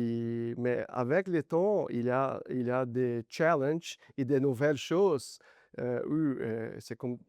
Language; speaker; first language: French; non-native, learner; Portuguese